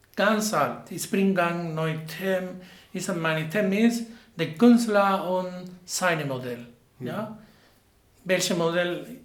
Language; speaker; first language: German; non-native, learner; Spanish